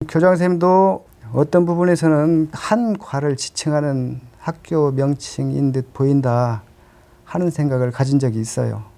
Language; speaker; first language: Korean; native; Korean